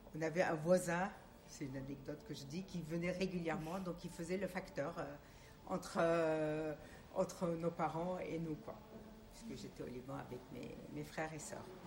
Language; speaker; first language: French; non-native, local second language; Armenian